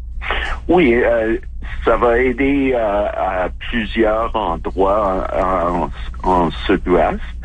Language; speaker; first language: French; non-native, fluent; English